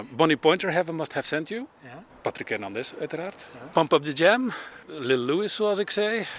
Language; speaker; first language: Dutch; native; Dutch